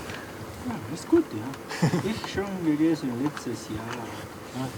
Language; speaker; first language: German; non-native, learner; Spanish